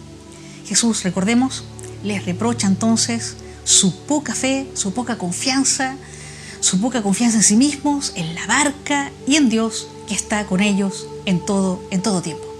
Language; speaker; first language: Spanish; native; Spanish